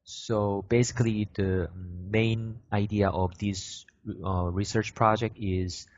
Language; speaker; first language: English; non-native, learner; Korean